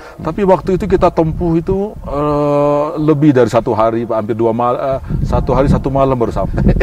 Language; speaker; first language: Indonesian; non-native, local second language; Minangkabau